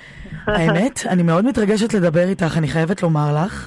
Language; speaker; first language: Hebrew; native; Hebrew